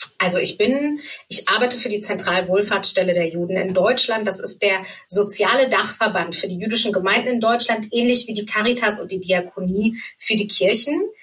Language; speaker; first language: German; native; German